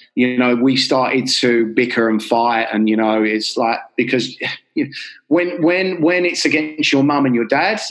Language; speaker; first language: English; native; English